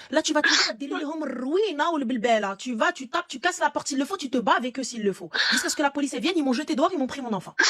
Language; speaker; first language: French; native; French